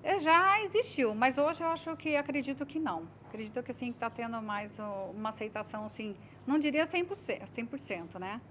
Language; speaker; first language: Portuguese; native; Portuguese